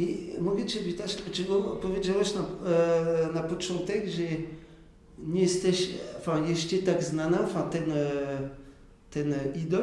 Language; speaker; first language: Polish; non-native, learner; French